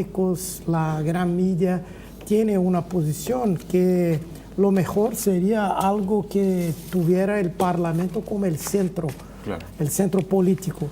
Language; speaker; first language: Spanish; non-native, fluent; Portuguese